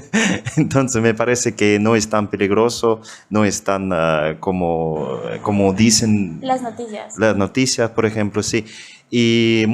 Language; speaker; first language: Spanish; non-native, fluent; Russian